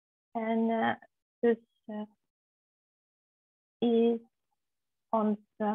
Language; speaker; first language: Dutch; non-native, fluent; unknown